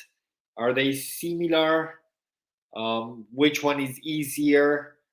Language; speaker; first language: English; non-native, fluent; Spanish